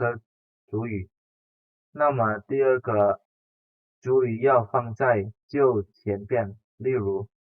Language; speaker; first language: Chinese; non-native, fluent; Indonesian